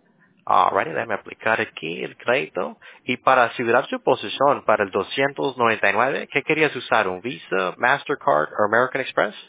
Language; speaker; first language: Spanish; early bilingual, heritage; Spanish